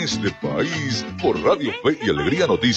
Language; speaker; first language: Spanish; native; Spanish